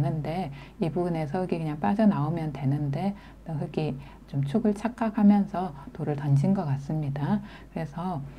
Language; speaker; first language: Korean; native; Korean